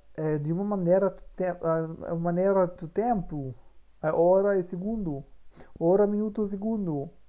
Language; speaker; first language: Portuguese; non-native, learner; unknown